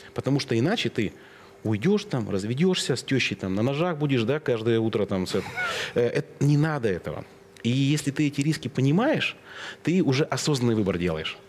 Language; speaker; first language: Russian; native; Russian